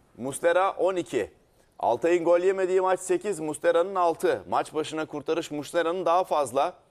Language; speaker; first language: Turkish; native; Turkish